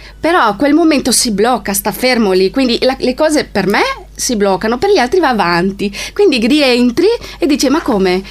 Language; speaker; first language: Italian; non-native, fluent; Portuguese